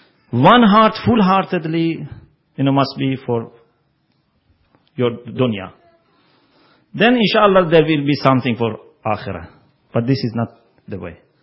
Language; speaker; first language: English; non-native, fluent; Persian